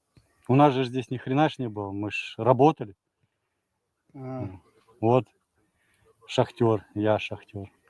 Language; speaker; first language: Russian; native; Russian